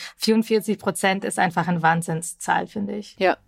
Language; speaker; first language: German; early bilingual, other home language; Russian